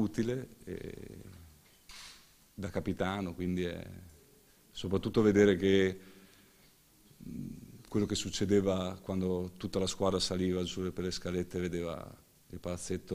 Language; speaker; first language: Italian; native; Italian